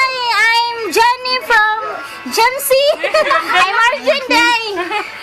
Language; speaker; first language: English; non-native, learner; Cebuano